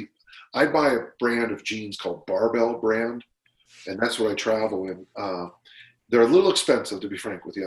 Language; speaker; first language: English; native; English